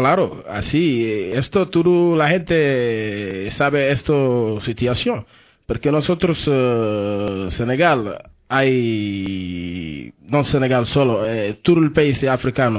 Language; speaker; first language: Spanish; non-native, learner; Wolof